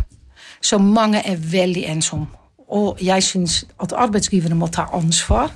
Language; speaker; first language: Norwegian; non-native, fluent; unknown